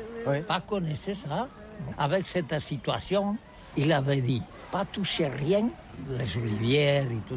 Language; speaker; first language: French; non-native, learner; Catalan